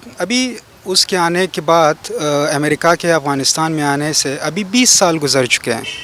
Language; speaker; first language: Hindi; non-native, fluent; Pashto